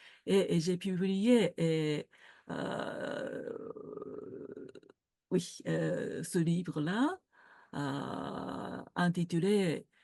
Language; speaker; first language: French; non-native, fluent; Japanese